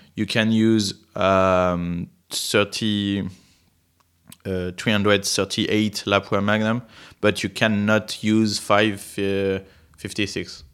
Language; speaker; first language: English; non-native, fluent; French